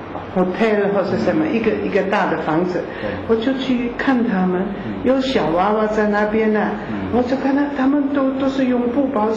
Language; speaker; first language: Chinese; non-native, fluent; German